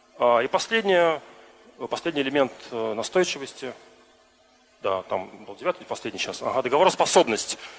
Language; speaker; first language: Russian; native; Russian